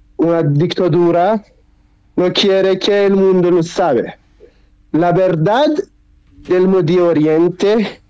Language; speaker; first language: Spanish; non-native, learner; Persian